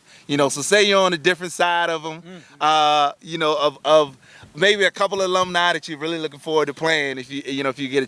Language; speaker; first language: English; native; English